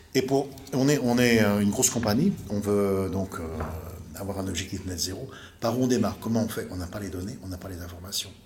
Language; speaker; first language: French; native; French